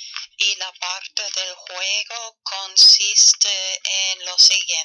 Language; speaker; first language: Spanish; non-native, fluent; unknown